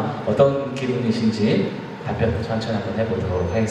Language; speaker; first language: Korean; native; Korean